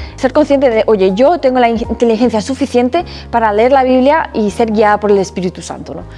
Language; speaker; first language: Spanish; early bilingual, other home language; Romanian